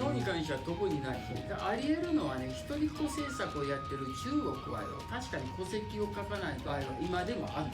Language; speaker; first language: Japanese; native; Japanese